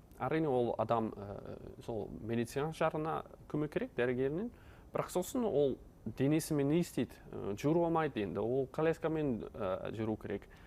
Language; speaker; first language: Kazakh; non-native, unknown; Dutch